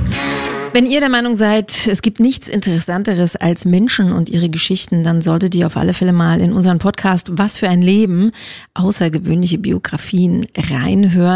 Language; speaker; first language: German; native; German